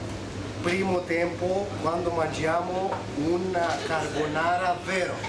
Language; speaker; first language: Italian; non-native, learner; Greek